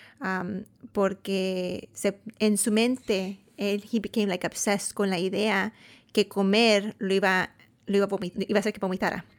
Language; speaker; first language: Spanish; early bilingual, heritage; Spanish